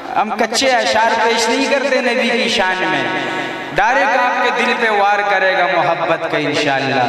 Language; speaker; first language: Urdu; non-native, local second language; Pashto